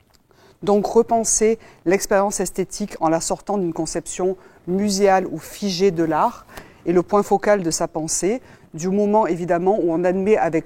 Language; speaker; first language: French; native; French